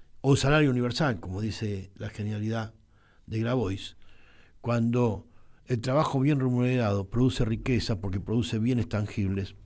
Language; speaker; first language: Spanish; native; Spanish